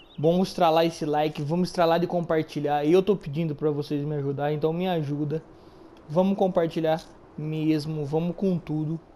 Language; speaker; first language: Portuguese; native; Portuguese